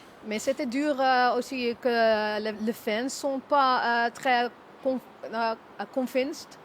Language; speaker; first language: French; non-native, learner; Dutch